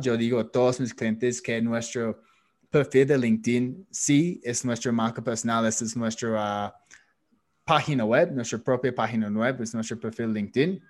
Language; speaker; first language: Spanish; non-native, fluent; English